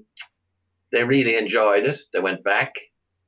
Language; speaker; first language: English; native; English